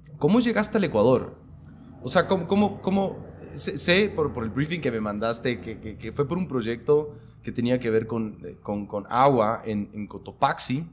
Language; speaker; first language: Spanish; native; Spanish